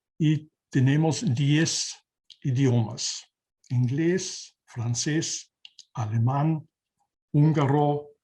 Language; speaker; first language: Spanish; non-native, learner; German